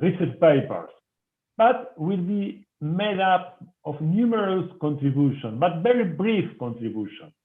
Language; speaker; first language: English; non-native, fluent; Spanish